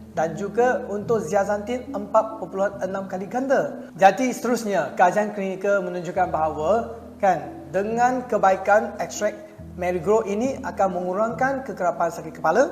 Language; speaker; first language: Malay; non-native, local second language; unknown